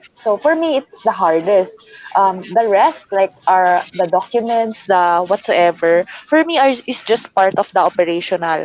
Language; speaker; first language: English; non-native, local second language; Filipino